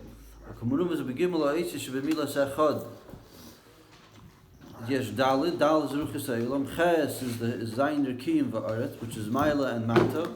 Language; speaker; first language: Hebrew; non-native, fluent; English